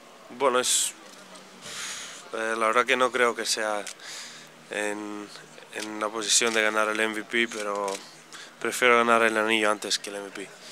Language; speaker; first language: Spanish; non-native, fluent; Slovenian